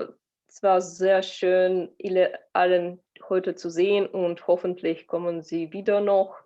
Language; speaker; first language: German; non-native, learner; Russian